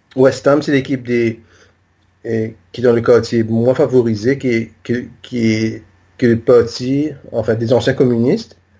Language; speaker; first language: French; non-native, local second language; Morisyen